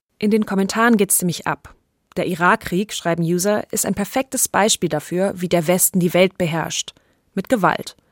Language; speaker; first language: German; native; German